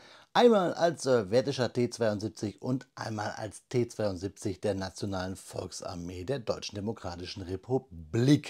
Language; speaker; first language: German; native; German